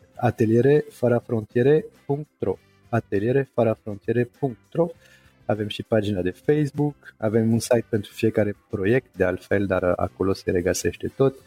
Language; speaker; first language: Romanian; non-native, fluent; French